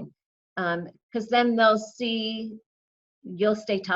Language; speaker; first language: English; native; English